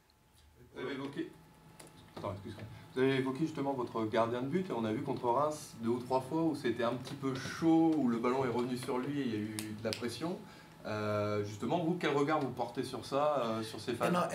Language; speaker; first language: French; native; French